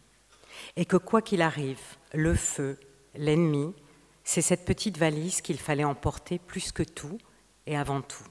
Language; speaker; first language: French; native; French